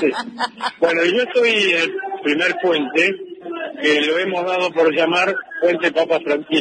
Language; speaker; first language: Spanish; native; Spanish